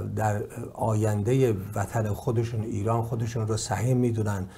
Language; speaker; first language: Persian; native; Persian